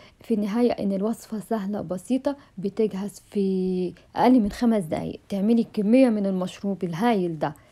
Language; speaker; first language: Arabic; native; Arabic